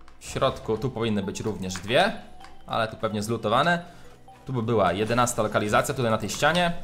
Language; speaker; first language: Polish; native; Polish